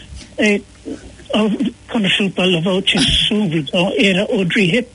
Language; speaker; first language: Italian; non-native, fluent; English